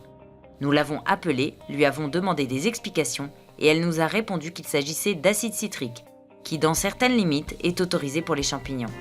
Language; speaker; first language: French; native; French